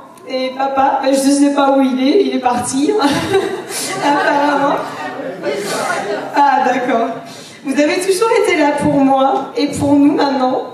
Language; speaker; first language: French; native; French